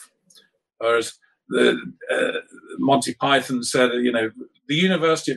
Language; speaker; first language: English; native; English